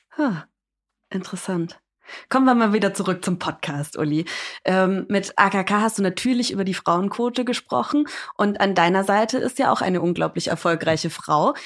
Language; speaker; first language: German; early bilingual, other home language; English